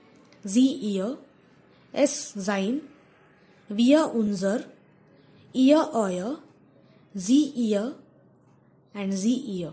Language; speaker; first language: German; non-native, fluent; Marathi